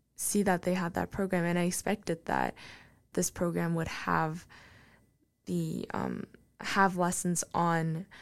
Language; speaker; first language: English; non-native, fluent; Korean